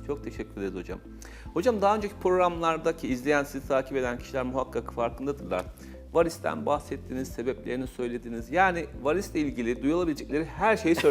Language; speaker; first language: Turkish; native; Turkish